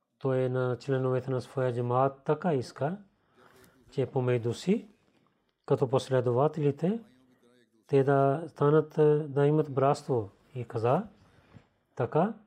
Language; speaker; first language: Bulgarian; non-native, learner; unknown